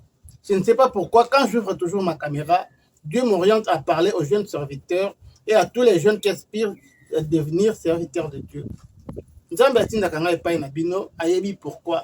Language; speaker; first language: French; non-native, local second language; Lingala